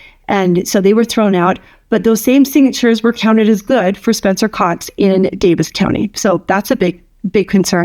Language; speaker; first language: English; native; English